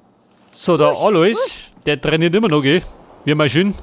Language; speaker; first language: German; native; German